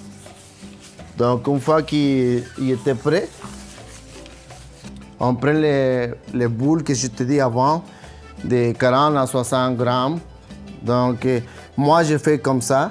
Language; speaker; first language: French; non-native, learner; Spanish